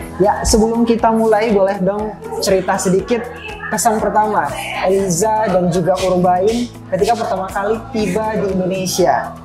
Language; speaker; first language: Indonesian; native; Indonesian